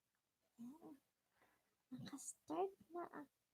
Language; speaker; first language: Filipino; non-native, local second language; Bikol